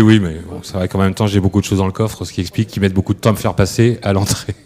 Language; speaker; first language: French; native; French